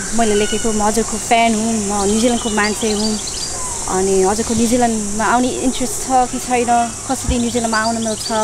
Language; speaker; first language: Nepali; non-native, fluent; English